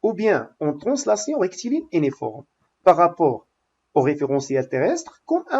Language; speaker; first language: French; non-native, local second language; Arabic